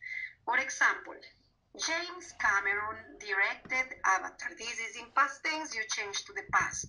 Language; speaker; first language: English; non-native, fluent; Spanish